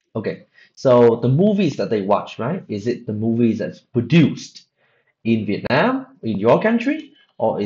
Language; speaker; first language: English; non-native, fluent; Vietnamese